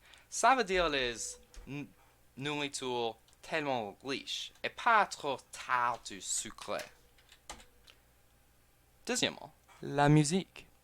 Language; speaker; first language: French; non-native, learner; English